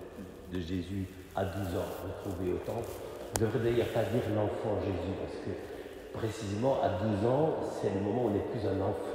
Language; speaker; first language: French; native; French